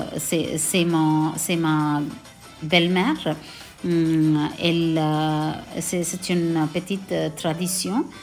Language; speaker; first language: French; non-native, local second language; Tamil